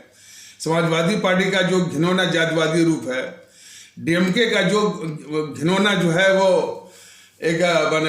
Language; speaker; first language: Hindi; native; Hindi